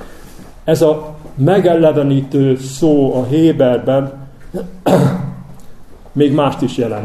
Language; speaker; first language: Hungarian; native; Hungarian